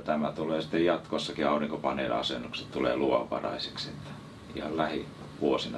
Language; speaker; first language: Finnish; native; Finnish